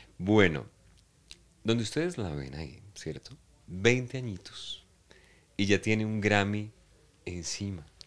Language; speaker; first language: Spanish; native; Spanish